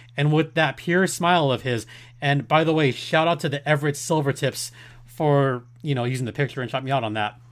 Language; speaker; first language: English; early bilingual, other home language; Spanish